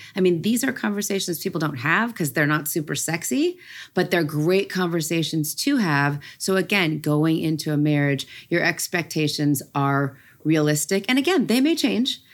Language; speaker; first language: English; native; English